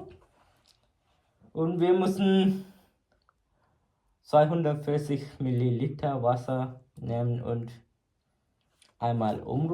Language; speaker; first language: German; non-native, learner; Malayalam